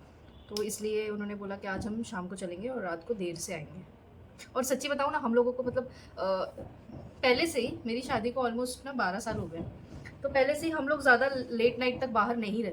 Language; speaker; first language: Hindi; native; Hindi